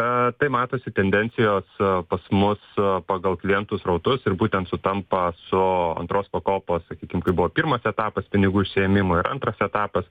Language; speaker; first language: Lithuanian; native; Lithuanian